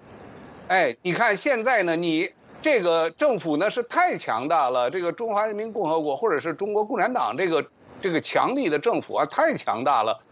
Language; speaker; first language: Chinese; native; Chinese